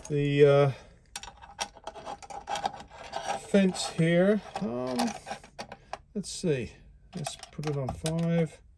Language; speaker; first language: English; native; English